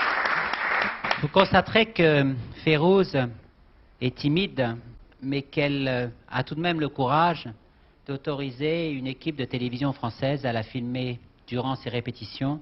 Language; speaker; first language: French; native; French